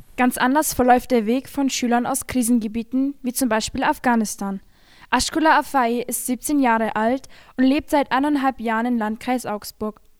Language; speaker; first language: German; native; German